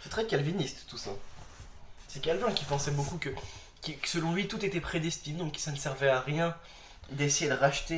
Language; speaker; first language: French; native; French